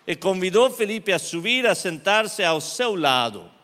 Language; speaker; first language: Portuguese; non-native, learner; Spanish